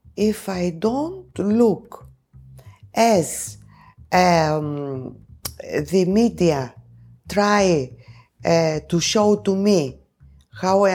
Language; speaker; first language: English; non-native, fluent; Greek